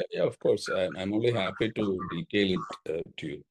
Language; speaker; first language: English; non-native, local second language; Malayalam